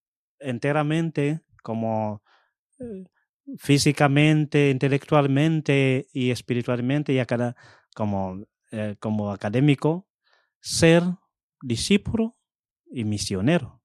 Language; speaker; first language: Spanish; non-native, fluent; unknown